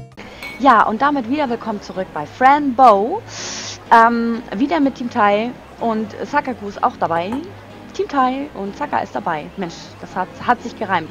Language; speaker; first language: German; native; German